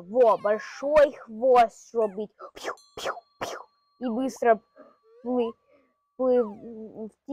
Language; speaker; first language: Russian; early bilingual, heritage; Russian